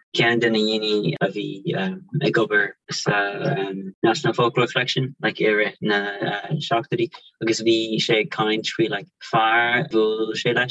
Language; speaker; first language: Irish; non-native, local second language; English